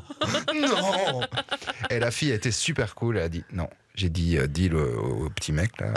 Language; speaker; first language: French; native; French